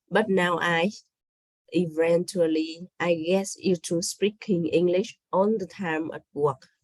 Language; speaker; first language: English; non-native, learner; Vietnamese